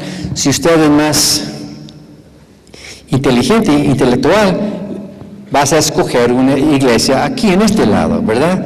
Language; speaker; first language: Spanish; non-native, fluent; English